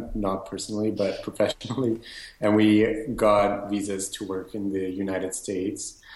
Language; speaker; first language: English; native; English